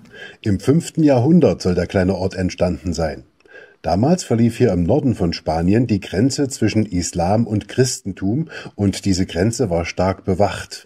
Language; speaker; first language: German; native; German